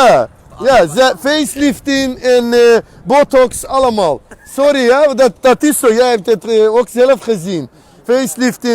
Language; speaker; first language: Dutch; non-native, learner; Azerbaijani